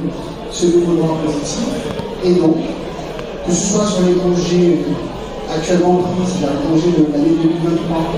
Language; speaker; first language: French; native; French